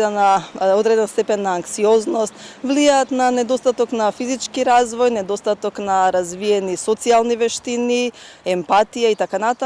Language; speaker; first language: Macedonian; native; Macedonian